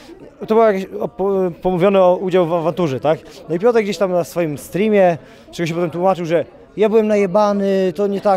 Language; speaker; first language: Polish; native; Polish